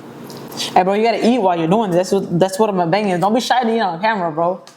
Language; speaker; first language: English; native; English